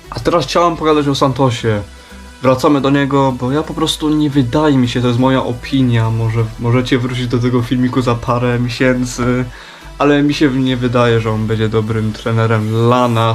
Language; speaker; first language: Polish; early bilingual, heritage; Polish